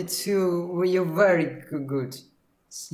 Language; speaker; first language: English; non-native, learner; Russian